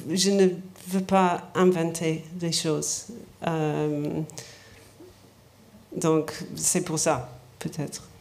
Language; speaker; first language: French; non-native, learner; English